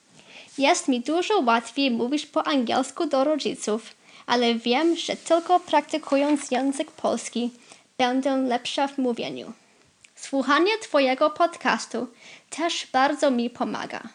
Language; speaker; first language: Polish; early bilingual, heritage; Polish